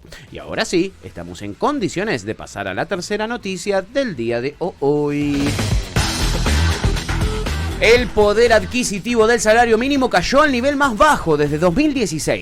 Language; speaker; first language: Spanish; native; Spanish